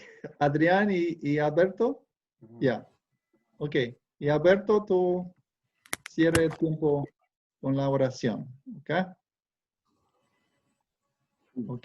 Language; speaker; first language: Spanish; non-native, fluent; English